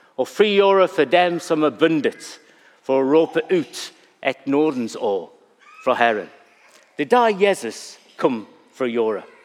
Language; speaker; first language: Norwegian; non-native, fluent; English